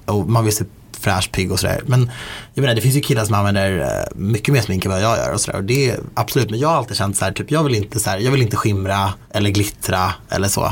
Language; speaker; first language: Swedish; early bilingual, other home language; Persian